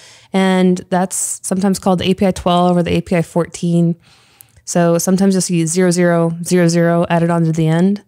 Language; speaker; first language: English; native; English